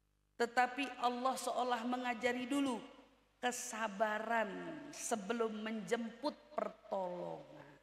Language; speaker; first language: Indonesian; native; Indonesian